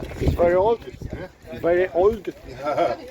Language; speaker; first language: English; non-native, learner; Polish